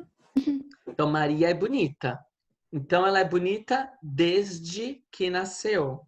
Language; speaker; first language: Portuguese; non-native, fluent; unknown